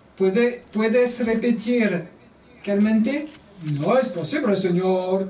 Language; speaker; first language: Spanish; non-native, learner; French